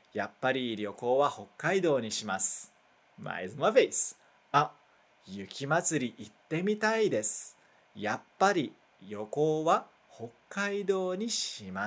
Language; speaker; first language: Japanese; non-native, fluent; Portuguese